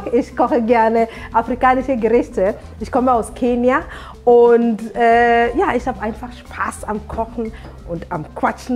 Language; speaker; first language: German; non-native, fluent; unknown